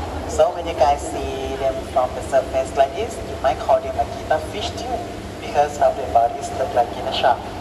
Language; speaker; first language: English; non-native, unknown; Thai